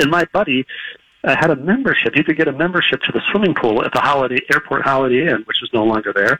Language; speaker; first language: English; native; English